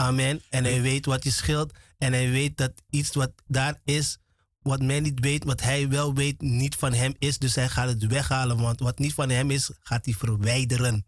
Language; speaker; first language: Dutch; native; Dutch